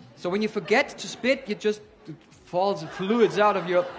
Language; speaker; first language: English; non-native, fluent; German